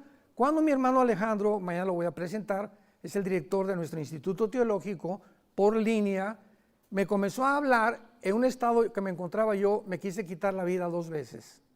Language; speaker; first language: Spanish; native; Spanish